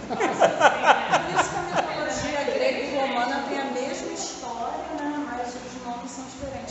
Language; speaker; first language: Portuguese; native; Portuguese